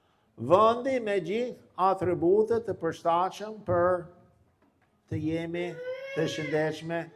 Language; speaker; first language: Albanian; non-native, fluent; English